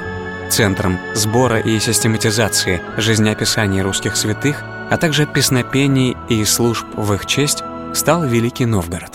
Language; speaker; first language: Russian; native; Russian